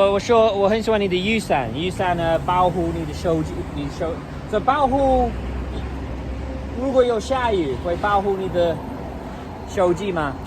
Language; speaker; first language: Chinese; non-native, learner; English